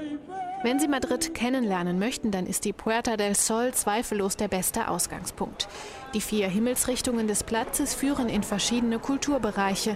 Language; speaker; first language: German; native; German